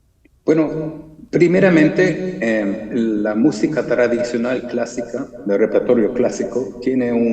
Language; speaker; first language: Spanish; early bilingual, heritage; German